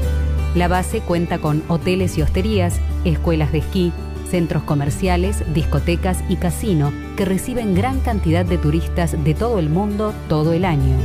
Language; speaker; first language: Spanish; native; Spanish